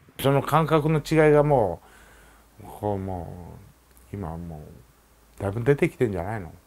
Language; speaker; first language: Japanese; native; Japanese